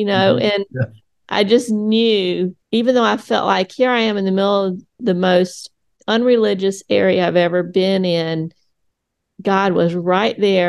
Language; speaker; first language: English; native; English